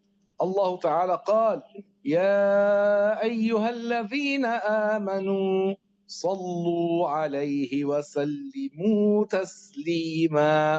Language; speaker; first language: Arabic; native; Arabic